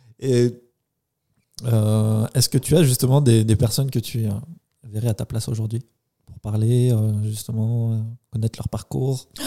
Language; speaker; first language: French; native; French